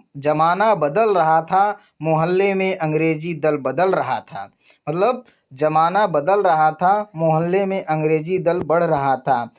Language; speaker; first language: Hindi; native; Hindi